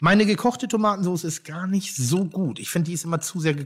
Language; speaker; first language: German; native; German